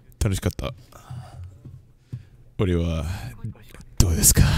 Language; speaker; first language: Japanese; non-native, learner; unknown